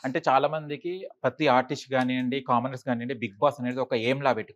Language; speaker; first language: Telugu; native; Telugu